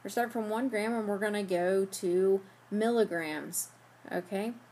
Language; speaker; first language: English; native; English